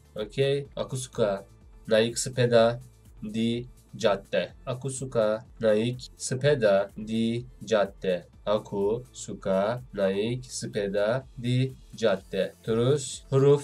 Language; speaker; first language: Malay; non-native, learner; Turkish